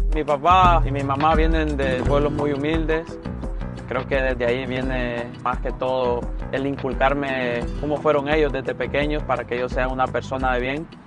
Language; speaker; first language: Spanish; native; Spanish